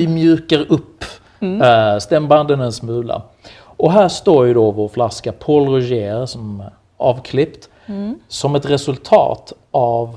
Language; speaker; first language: Swedish; native; Swedish